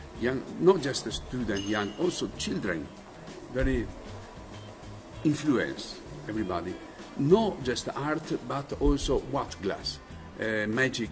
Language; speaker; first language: English; non-native, learner; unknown